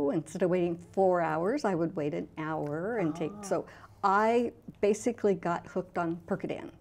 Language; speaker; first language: English; native; English